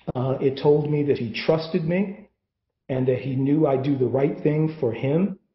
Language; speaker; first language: English; native; English